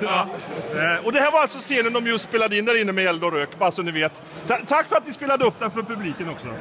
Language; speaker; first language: Swedish; native; Swedish